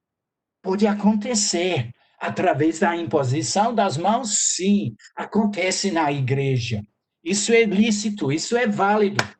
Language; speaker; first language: Portuguese; non-native, fluent; English